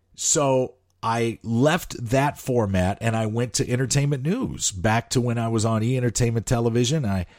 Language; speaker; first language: English; native; English